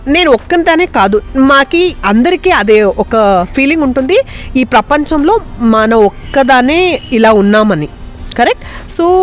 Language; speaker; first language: Telugu; non-native, local second language; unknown